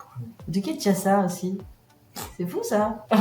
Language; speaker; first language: French; native; French